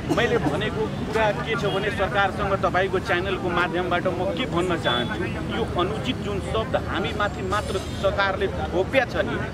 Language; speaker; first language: Nepali; non-native, local second language; Maithili